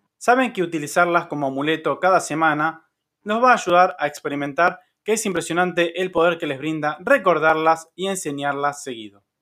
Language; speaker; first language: Spanish; native; Spanish